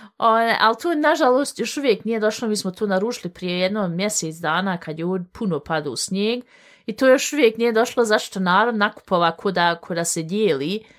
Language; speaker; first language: Bosnian; early bilingual, heritage; Bosnian